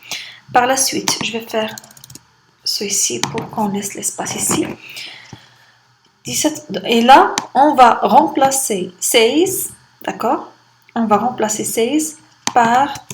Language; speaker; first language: French; non-native, local second language; Arabic